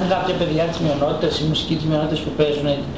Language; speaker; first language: Greek; native; Greek